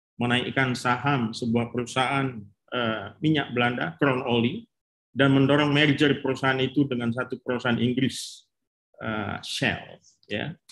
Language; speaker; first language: Indonesian; native; Indonesian